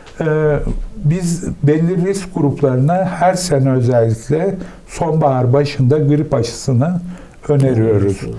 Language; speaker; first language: Turkish; native; Turkish